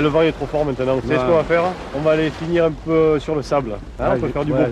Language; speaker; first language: French; native; French